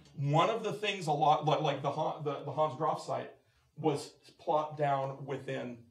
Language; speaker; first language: English; native; English